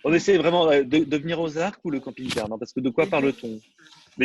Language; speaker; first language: French; native; French